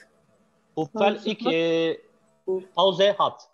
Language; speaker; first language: Dutch; non-native, learner; Turkish